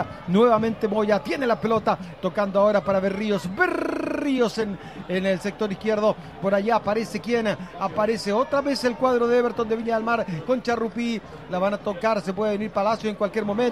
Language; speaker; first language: Spanish; native; Spanish